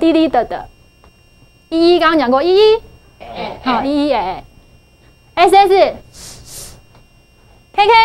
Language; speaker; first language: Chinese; native; Chinese